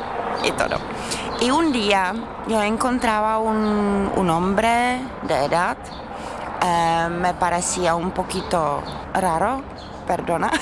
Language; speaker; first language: Spanish; non-native, learner; Czech